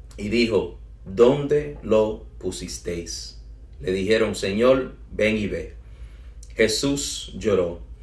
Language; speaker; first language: Spanish; early bilingual, heritage; English